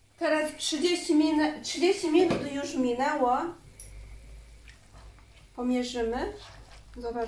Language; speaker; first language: Polish; non-native, learner; Chinese